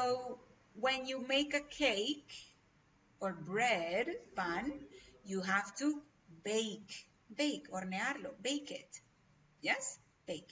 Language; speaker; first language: English; non-native, fluent; Spanish